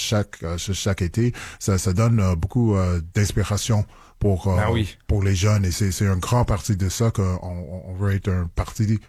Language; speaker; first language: French; non-native, local second language; English